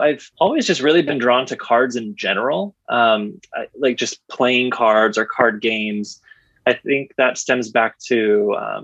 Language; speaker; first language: English; native; English